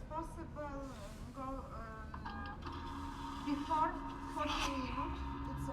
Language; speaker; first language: English; non-native, learner; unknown